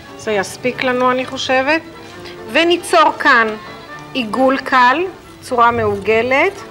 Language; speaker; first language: Hebrew; native; Hebrew